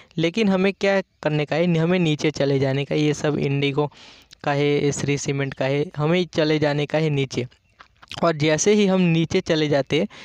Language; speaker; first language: Hindi; non-native, local second language; Gujarati